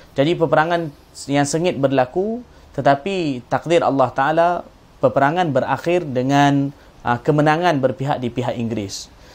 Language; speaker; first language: Malay; native; Malay